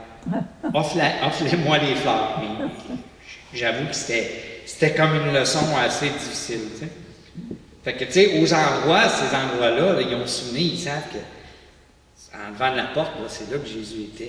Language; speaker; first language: French; native; French